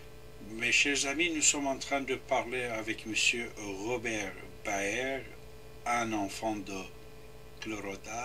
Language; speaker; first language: French; non-native, fluent; Persian